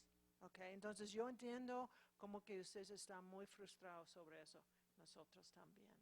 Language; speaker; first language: Spanish; non-native, fluent; English